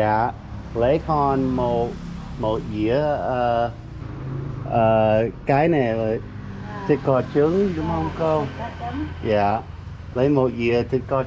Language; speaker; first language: Vietnamese; non-native, learner; English